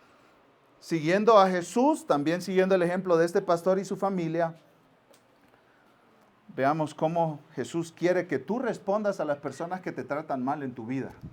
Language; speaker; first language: Spanish; native; Spanish